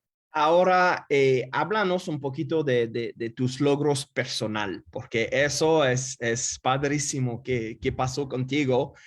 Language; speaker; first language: Spanish; non-native, fluent; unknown